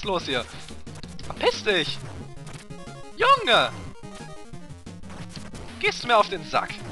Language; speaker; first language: German; native; German